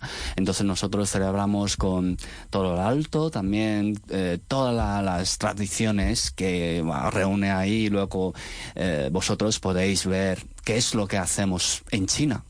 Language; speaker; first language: Spanish; non-native, fluent; Chinese